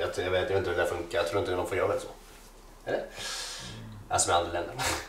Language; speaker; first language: Swedish; native; Swedish